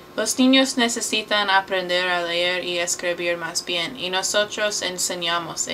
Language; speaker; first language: Spanish; non-native, learner; English